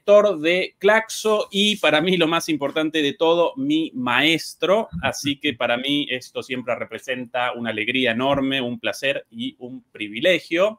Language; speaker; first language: Spanish; native; Spanish